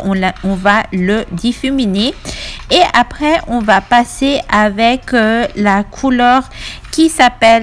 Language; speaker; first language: French; non-native, fluent; Spanish